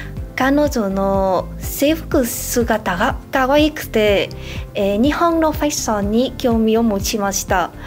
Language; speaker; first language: Japanese; non-native, fluent; Vietnamese